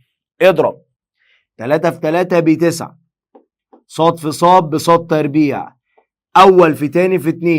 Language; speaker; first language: Arabic; native; Arabic